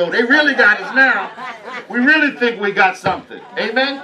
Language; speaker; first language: English; native; English